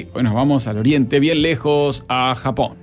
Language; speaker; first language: Spanish; native; Spanish